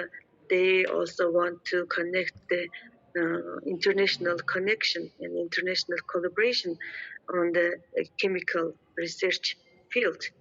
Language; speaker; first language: English; non-native, learner; Mongolian